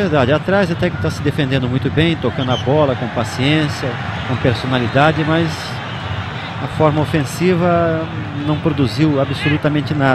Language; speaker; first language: Portuguese; native; Portuguese